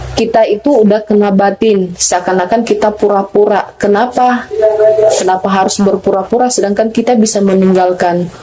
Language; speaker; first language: Indonesian; non-native, local second language; Batak Toba